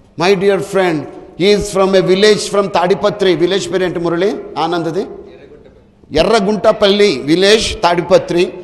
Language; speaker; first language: Telugu; native; Telugu